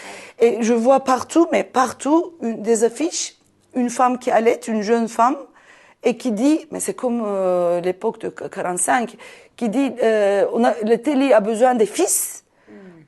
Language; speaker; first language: French; non-native, fluent; Turkish